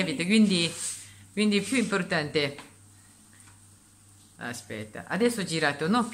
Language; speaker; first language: Italian; non-native, learner; Korean